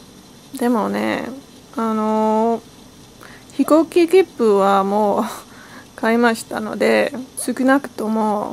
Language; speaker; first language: Japanese; non-native, learner; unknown